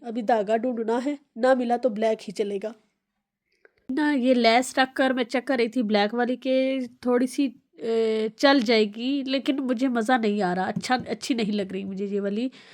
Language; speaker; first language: Urdu; non-native, local second language; Pahari-Potwari